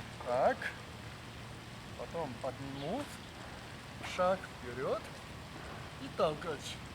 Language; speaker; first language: Russian; non-native, learner; Chinese